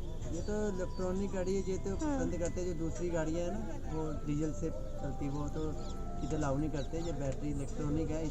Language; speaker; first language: Hindi; non-native, local second language; Punjabi